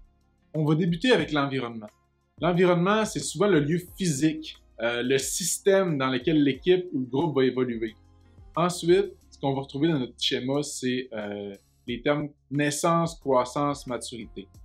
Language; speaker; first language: French; native; French